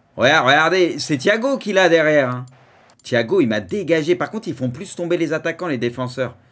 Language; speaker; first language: French; native; French